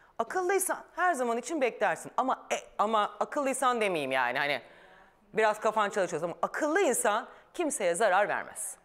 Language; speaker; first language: Turkish; native; Turkish